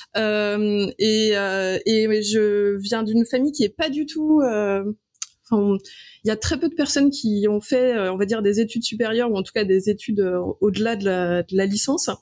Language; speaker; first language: French; native; French